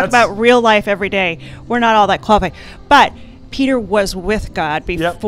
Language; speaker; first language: English; native; English